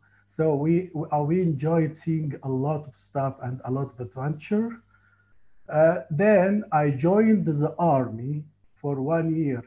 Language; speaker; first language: English; non-native, fluent; Arabic